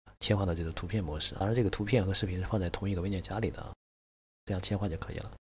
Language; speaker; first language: Chinese; native; Chinese